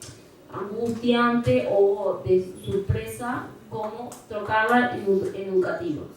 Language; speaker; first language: Portuguese; non-native, fluent; Spanish